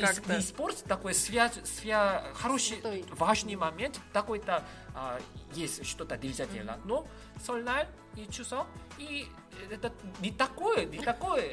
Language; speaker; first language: Russian; non-native, learner; Korean